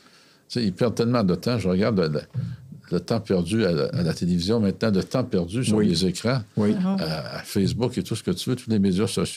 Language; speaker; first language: French; native; French